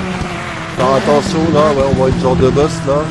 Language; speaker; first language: French; native; French